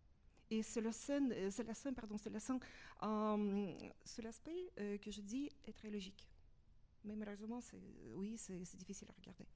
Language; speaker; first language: French; non-native, fluent; Russian